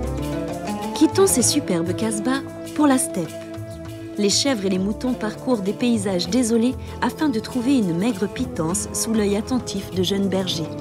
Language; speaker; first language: French; native; French